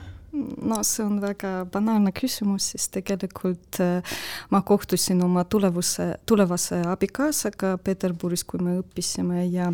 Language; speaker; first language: Estonian; non-native, local second language; Russian